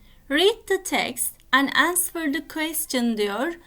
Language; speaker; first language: English; non-native, fluent; Turkish